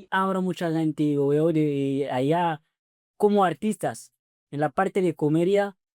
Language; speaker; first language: Spanish; non-native, fluent; French